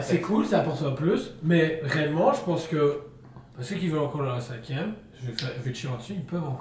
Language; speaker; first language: French; native; French